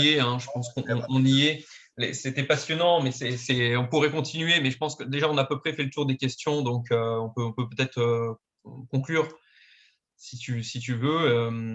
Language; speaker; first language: French; native; French